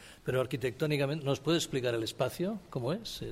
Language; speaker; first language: Spanish; native; Spanish